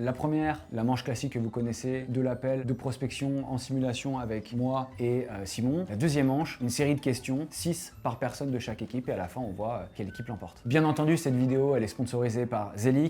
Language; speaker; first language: French; native; French